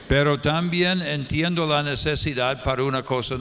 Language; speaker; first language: Spanish; non-native, fluent; English